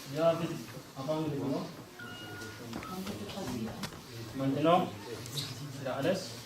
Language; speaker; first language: French; non-native, learner; Arabic